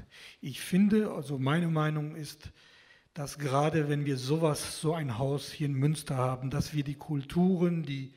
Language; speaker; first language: German; non-native, fluent; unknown